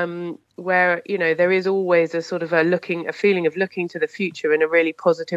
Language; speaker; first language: English; native; English